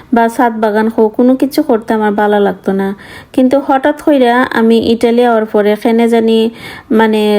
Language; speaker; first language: Bangla; non-native, local second language; Sylheti